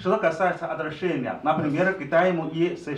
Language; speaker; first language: Russian; non-native, learner; Chinese